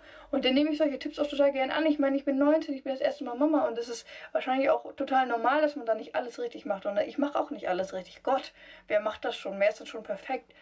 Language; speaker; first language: German; native; German